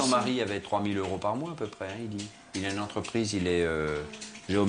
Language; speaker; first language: French; native; French